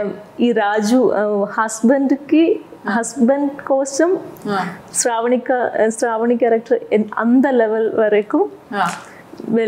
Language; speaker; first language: Telugu; non-native, fluent; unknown